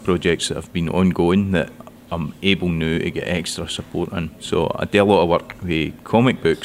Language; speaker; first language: English; non-native, local second language; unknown